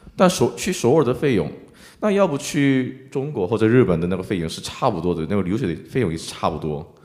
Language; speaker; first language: Chinese; non-native, fluent; Korean